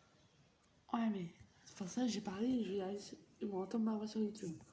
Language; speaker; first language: French; native; French